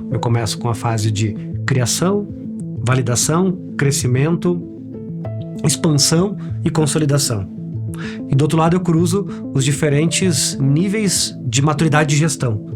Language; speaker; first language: Portuguese; native; Portuguese